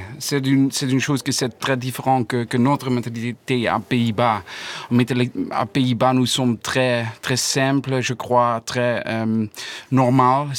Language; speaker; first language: French; non-native, learner; Dutch